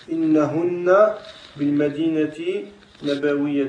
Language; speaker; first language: Arabic; non-native, learner; French